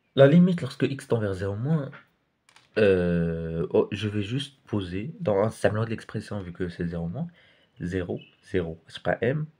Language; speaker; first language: French; non-native, local second language; Arabic